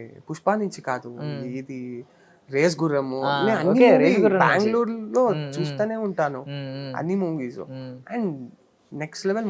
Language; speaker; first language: Telugu; non-native, learner; Kannada